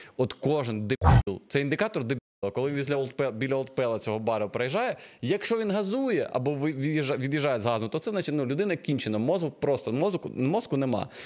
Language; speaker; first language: Ukrainian; non-native, local second language; Russian